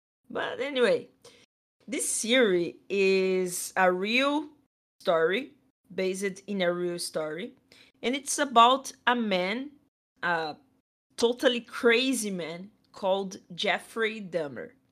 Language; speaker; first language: English; non-native, fluent; Portuguese